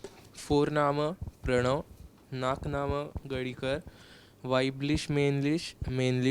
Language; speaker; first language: German; non-native, learner; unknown